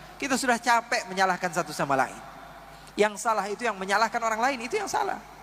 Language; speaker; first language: Indonesian; native; Indonesian